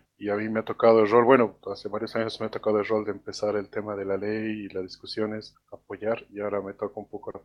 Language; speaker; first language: Spanish; native; Spanish